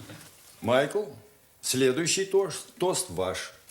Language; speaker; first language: Russian; native; Russian